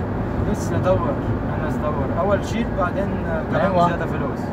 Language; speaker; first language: Arabic; non-native, learner; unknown